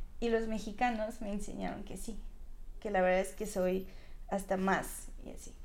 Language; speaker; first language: Spanish; non-native, fluent; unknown